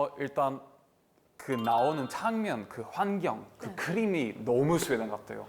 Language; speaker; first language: Korean; non-native, fluent; Swedish